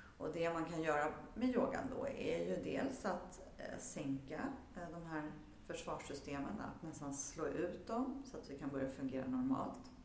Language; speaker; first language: Swedish; early bilingual, heritage; Swedish